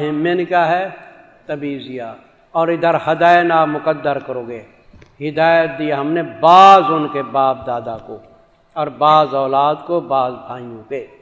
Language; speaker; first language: Urdu; non-native, local second language; Saraiki